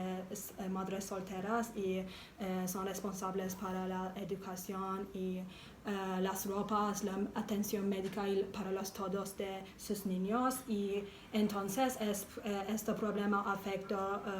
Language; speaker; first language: Spanish; non-native, learner; English